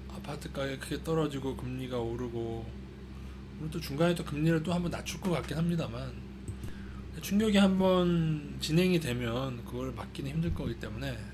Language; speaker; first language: Korean; native; Korean